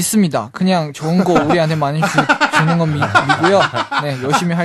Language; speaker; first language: Korean; non-native, learner; Chinese